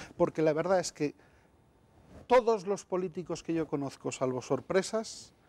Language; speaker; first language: Spanish; native; Spanish